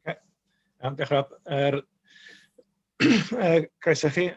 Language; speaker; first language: Welsh; native; Welsh